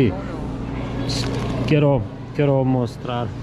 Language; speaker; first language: Spanish; non-native, learner; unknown